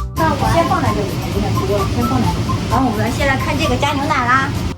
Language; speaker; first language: Chinese; native; Chinese